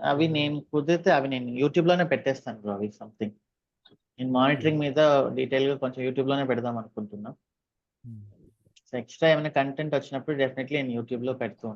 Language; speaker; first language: Telugu; native; Telugu